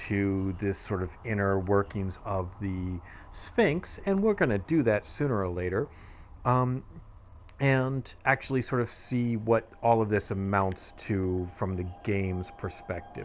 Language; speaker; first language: English; native; English